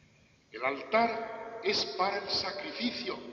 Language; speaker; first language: Spanish; native; Spanish